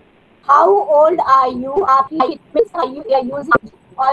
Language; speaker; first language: English; non-native, learner; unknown